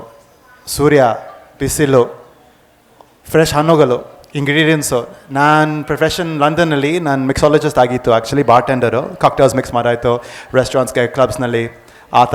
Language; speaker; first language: Kannada; non-native, fluent; English